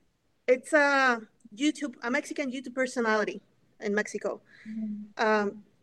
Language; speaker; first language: English; non-native, fluent; Spanish